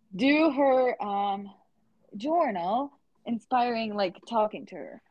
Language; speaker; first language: English; non-native, fluent; Portuguese